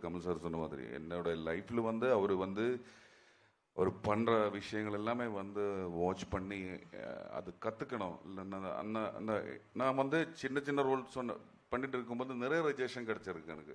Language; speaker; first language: Tamil; non-native, learner; Malayalam